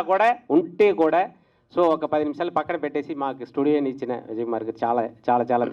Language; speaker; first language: Telugu; native; Telugu